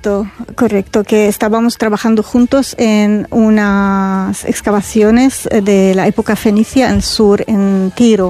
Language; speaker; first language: Spanish; non-native, fluent; Arabic